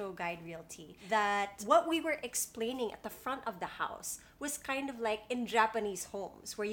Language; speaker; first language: English; native; English